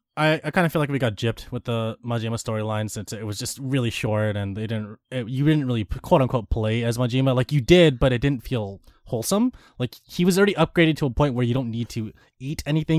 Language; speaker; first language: English; native; English